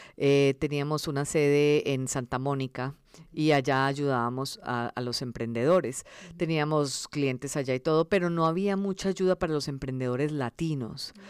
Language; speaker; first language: Spanish; early bilingual, other home language; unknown